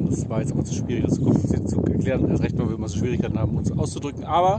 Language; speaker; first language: German; native; German